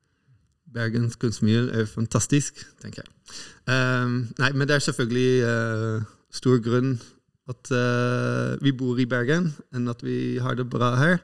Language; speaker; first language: Norwegian; non-native, fluent; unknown